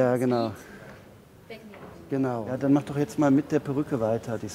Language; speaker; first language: German; native; German